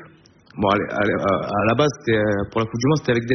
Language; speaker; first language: French; native; French